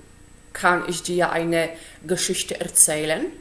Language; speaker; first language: German; non-native, fluent; Polish